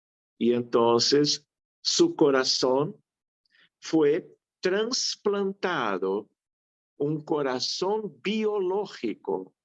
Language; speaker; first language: Spanish; non-native, fluent; Portuguese